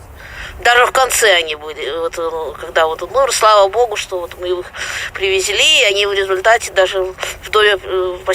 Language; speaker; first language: Russian; early bilingual, heritage; Russian